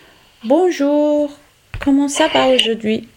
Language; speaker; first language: French; non-native, fluent; Italian